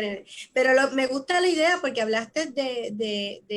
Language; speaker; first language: Spanish; native; Spanish